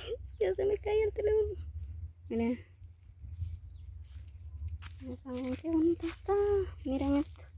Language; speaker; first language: Spanish; native; Spanish